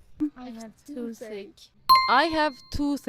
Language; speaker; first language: English; non-native, learner; Persian